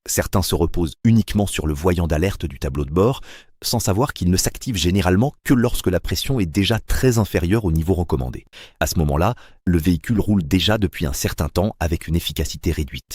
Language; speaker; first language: French; native; French